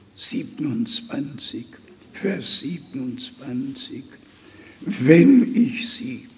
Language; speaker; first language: German; native; German